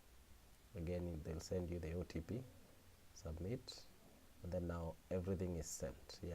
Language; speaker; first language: English; non-native, local second language; Swahili